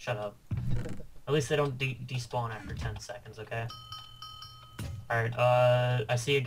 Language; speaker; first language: English; native; English